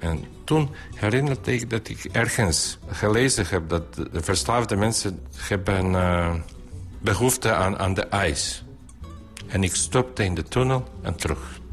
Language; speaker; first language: Dutch; non-native, learner; Bosnian